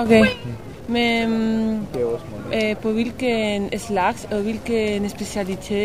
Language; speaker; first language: Danish; non-native, learner; Spanish